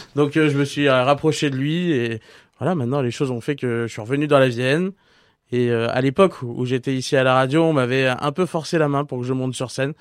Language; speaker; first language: French; native; French